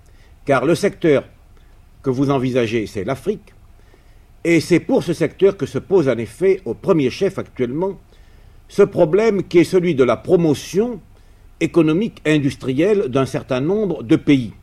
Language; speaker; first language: French; native; French